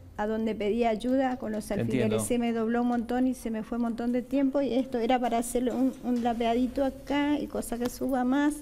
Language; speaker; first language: Spanish; native; Spanish